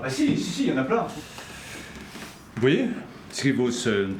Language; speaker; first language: French; native; French